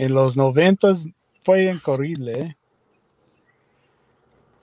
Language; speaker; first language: Spanish; non-native, learner; English